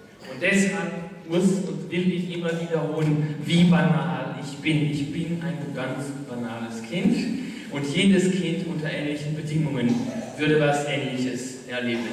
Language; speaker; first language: German; non-native, fluent; French